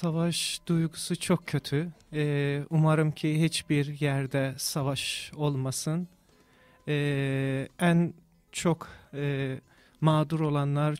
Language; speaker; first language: Turkish; non-native, fluent; Persian